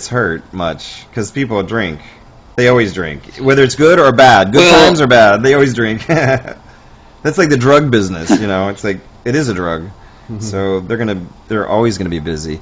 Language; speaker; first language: English; native; English